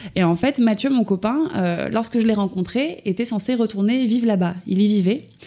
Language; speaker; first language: French; native; French